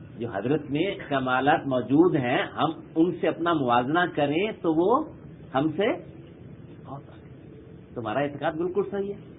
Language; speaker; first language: Urdu; non-native, local second language; Pashto